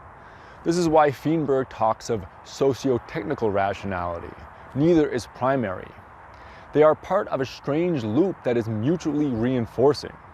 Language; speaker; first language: English; native; English